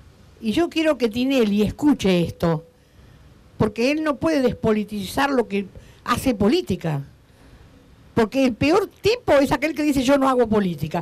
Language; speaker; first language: Spanish; native; Spanish